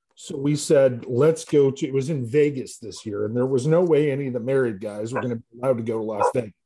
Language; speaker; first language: English; native; English